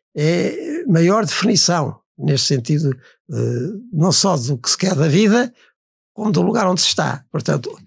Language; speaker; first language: Portuguese; native; Portuguese